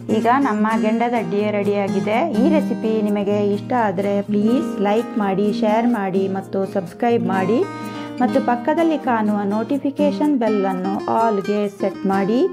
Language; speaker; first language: Kannada; non-native, local second language; Tulu